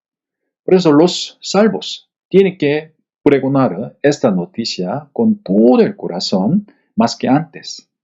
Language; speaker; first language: Spanish; non-native, fluent; Korean